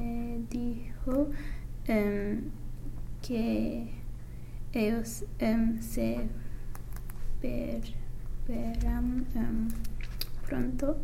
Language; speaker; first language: Spanish; non-native, learner; English